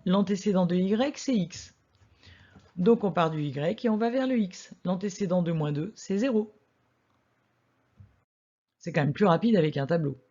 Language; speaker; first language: French; native; French